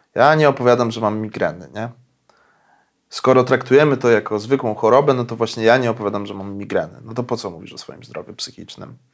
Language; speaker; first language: Polish; native; Polish